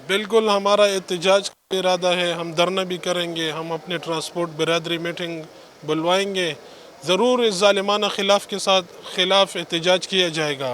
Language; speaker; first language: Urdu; non-native, local second language; Pashto